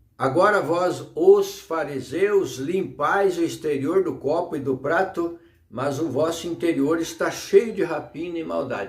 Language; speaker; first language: Portuguese; native; Portuguese